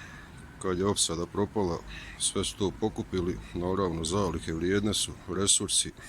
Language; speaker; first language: Bosnian; native; Bosnian